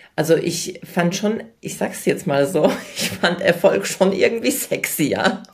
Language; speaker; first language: German; early bilingual, other home language; Polish